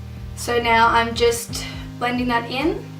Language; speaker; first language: English; native; English